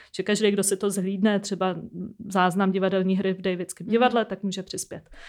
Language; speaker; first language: Czech; native; Czech